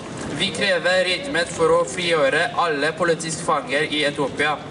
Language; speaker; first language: Norwegian; non-native, fluent; Oromo